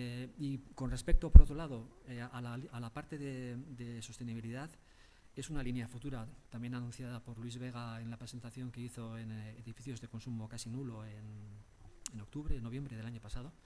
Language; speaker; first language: Spanish; native; Spanish